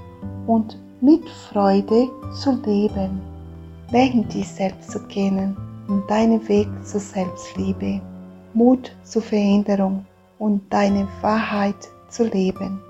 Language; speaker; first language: German; non-native, fluent; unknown